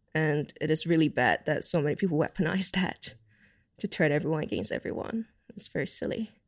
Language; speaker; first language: English; non-native, local second language; Cantonese